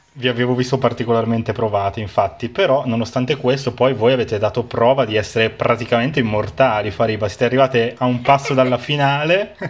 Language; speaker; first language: Italian; native; Italian